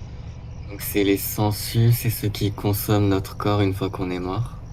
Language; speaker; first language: French; native; French